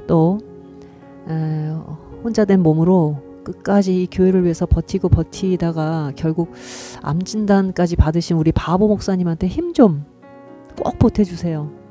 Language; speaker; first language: Korean; native; Korean